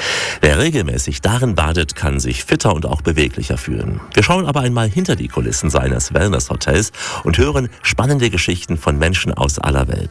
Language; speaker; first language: German; native; German